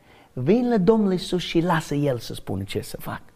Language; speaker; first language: Romanian; non-native, learner; English